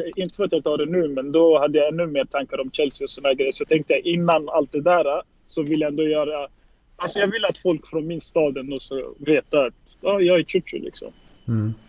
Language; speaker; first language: Swedish; early bilingual, other home language; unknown